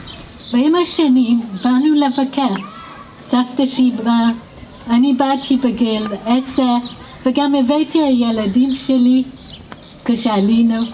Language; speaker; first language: Hebrew; non-native, fluent; English